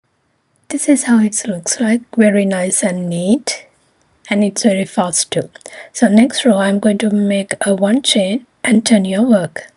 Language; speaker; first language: English; non-native, fluent; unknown